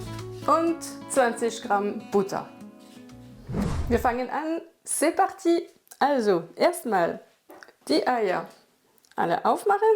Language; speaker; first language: German; non-native, fluent; French